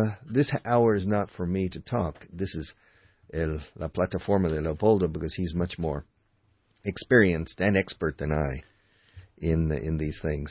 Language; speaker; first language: English; native; English